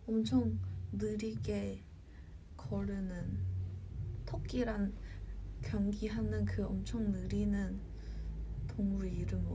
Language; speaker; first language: Korean; non-native, fluent; Cantonese